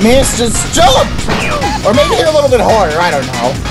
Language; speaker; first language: English; native; English